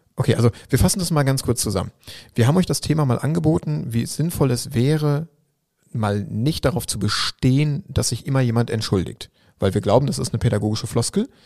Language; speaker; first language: German; native; German